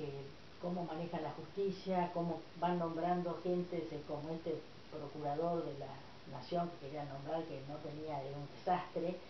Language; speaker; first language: Spanish; native; Spanish